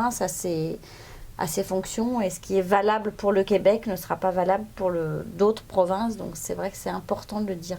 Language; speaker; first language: French; native; French